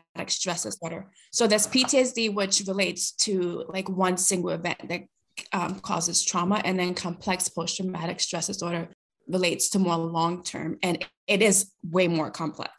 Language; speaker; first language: English; early bilingual, other home language; Spanish